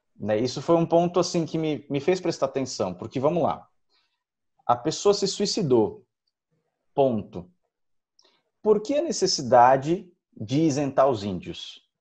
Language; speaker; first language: Portuguese; early bilingual, other home language; Spanish